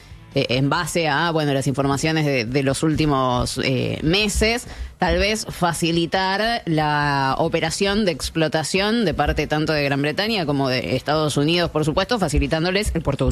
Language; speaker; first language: Spanish; native; Spanish